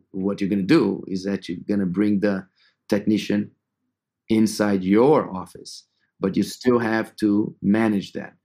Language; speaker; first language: English; non-native, fluent; Portuguese